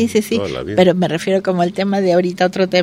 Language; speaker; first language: Spanish; native; Spanish